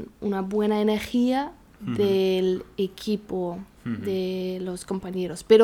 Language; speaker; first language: Spanish; non-native, learner; German